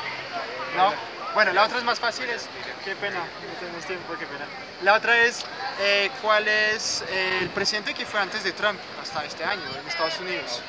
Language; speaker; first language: Spanish; non-native, fluent; French